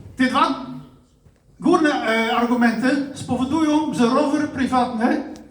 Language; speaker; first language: Polish; non-native, fluent; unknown